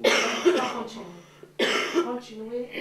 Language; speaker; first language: French; non-native, learner; Arabic